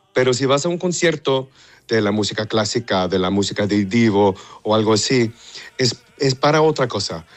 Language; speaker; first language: Spanish; early bilingual, other home language; English